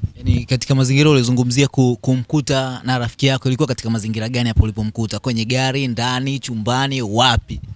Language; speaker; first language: Swahili; native; Swahili